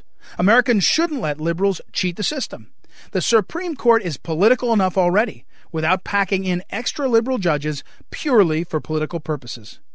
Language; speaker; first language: English; native; English